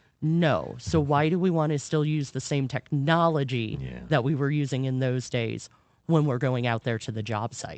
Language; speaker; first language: English; native; English